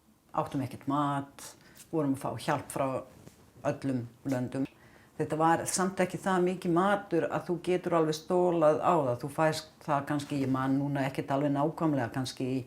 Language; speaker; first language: Icelandic; non-native, fluent; Bosnian